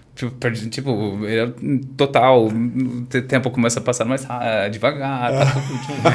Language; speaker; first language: Portuguese; non-native, fluent; English